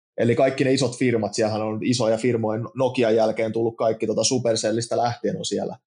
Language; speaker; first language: Finnish; native; Finnish